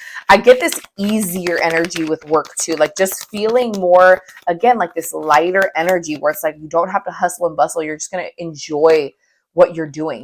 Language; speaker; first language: English; native; English